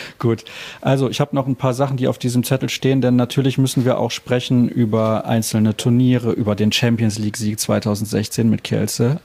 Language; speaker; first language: German; native; German